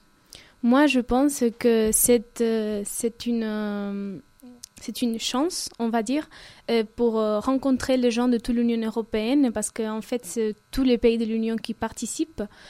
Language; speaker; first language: French; non-native, fluent; Spanish